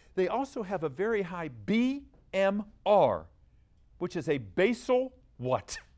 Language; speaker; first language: English; native; English